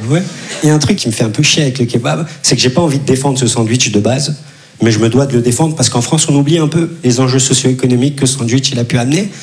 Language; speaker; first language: French; early bilingual, other home language; Turkish